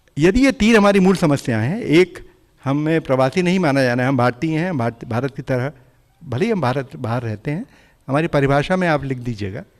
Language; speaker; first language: Hindi; native; Hindi